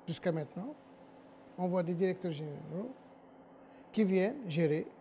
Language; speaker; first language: French; non-native, local second language; Arabic